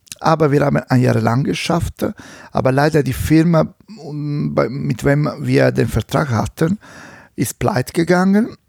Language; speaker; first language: German; non-native, fluent; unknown